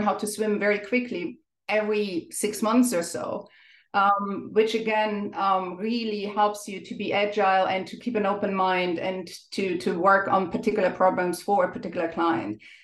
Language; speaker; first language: English; non-native, fluent; German